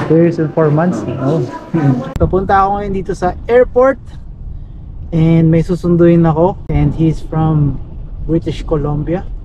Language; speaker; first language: Filipino; native; Filipino